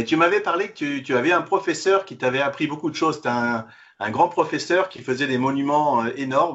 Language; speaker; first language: French; native; French